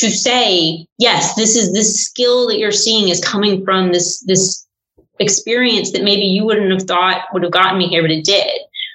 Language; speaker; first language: English; native; English